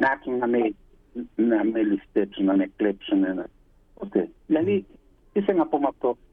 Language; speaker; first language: Greek; early bilingual, heritage; Greek